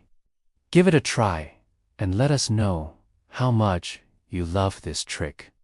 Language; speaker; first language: English; native; English